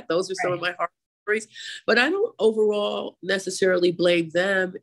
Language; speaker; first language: English; native; English